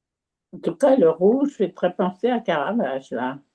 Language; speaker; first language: French; native; French